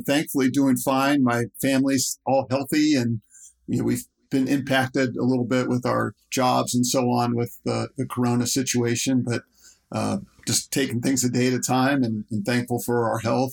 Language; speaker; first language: English; native; English